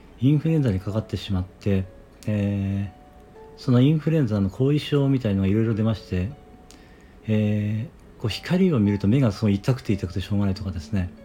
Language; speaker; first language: Japanese; native; Japanese